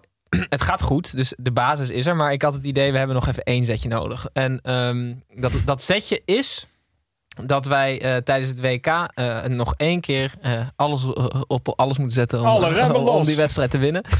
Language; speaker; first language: Dutch; native; Dutch